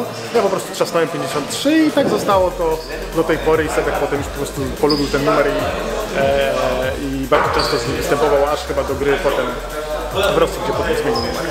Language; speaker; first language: Polish; native; Polish